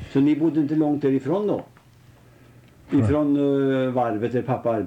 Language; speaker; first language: Swedish; native; Swedish